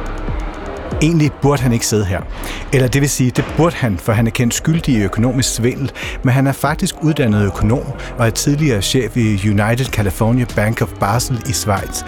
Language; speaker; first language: Danish; native; Danish